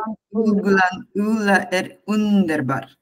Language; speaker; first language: Swedish; non-native, learner; Russian